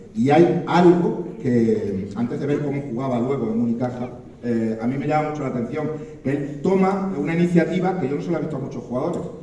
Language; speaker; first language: Spanish; native; Spanish